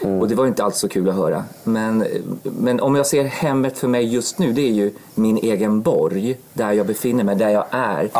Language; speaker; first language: Swedish; early bilingual, other home language; Finnish